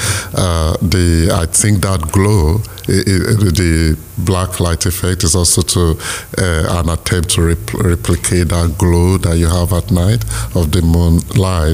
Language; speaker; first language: English; non-native, local second language; Yoruba